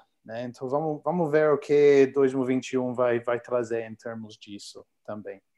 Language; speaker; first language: Portuguese; non-native, learner; English